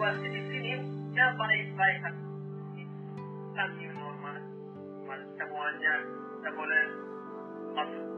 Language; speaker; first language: Indonesian; non-native, learner; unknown